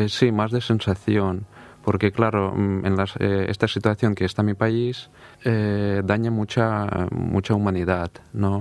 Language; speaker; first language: Spanish; non-native, fluent; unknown